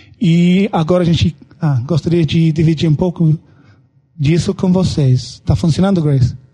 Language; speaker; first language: Portuguese; non-native, fluent; English